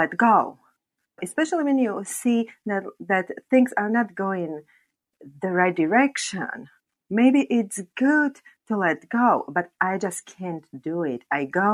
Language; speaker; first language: English; non-native, fluent; Slovak